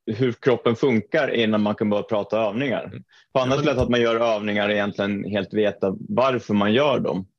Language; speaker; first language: Swedish; non-native, fluent; Norwegian